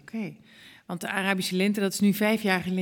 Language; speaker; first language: Dutch; native; Dutch